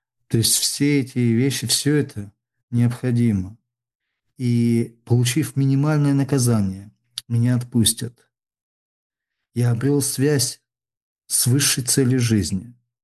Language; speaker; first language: Russian; native; Russian